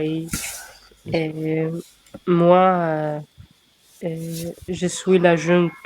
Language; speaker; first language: French; non-native, learner; Arabic